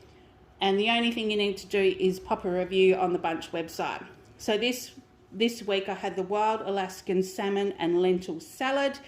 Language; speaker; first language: English; native; English